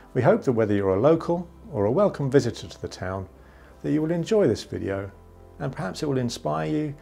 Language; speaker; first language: English; native; English